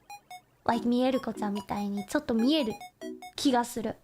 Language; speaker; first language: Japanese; non-native, learner; English